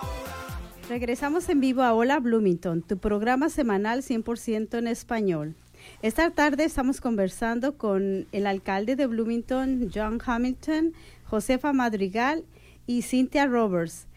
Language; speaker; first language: Spanish; native; Spanish